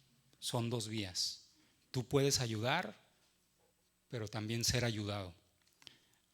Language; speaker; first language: Spanish; native; Spanish